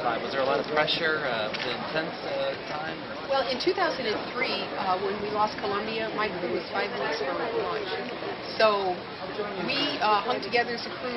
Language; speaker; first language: English; native; English